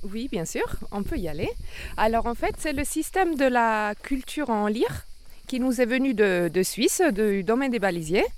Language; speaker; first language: French; non-native, local second language; Swiss German